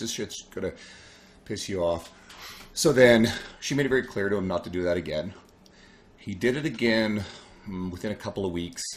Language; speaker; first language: English; native; English